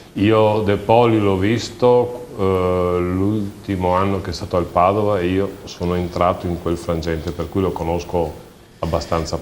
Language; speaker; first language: Italian; native; Italian